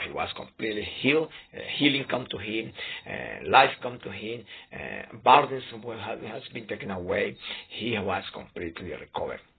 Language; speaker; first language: English; non-native, fluent; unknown